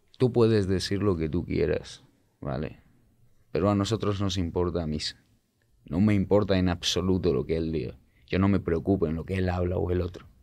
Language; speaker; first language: Spanish; non-native, fluent; Georgian